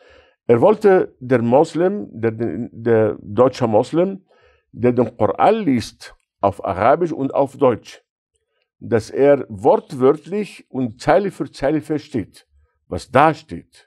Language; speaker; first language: German; non-native, fluent; Arabic